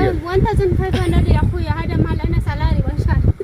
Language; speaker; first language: Arabic; non-native, learner; Amharic